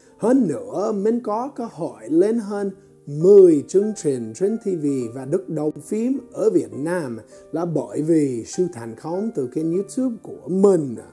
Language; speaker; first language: Vietnamese; non-native, fluent; English